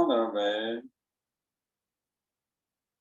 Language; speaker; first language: English; non-native, learner; Chinese